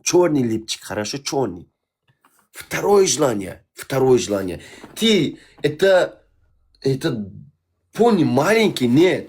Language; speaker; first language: Russian; non-native, learner; Turkmen